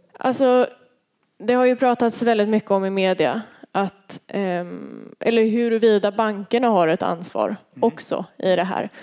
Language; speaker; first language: Swedish; native; Swedish